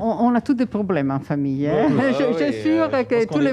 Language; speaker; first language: French; non-native, fluent; Italian